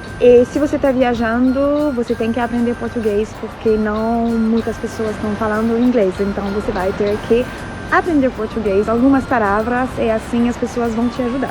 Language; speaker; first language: Portuguese; non-native, fluent; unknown